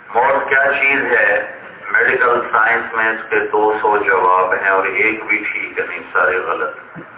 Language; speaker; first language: Urdu; non-native, local second language; Punjabi